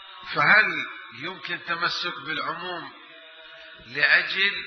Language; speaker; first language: Arabic; native; Arabic